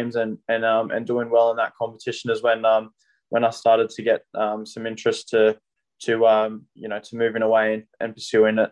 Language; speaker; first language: English; native; English